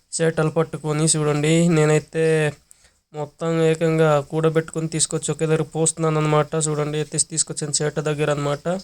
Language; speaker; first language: Telugu; non-native, local second language; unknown